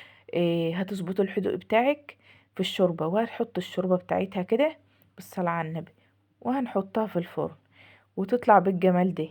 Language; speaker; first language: Arabic; native; Arabic